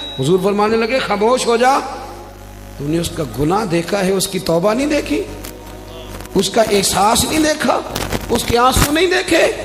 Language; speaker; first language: Urdu; non-native, local second language; Punjabi